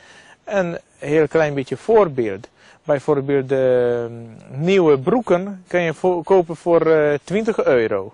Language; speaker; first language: Dutch; non-native, fluent; Hungarian